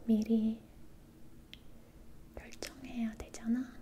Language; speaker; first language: Korean; non-native, learner; English